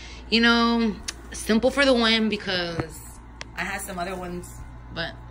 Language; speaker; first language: English; early bilingual, other home language; Spanish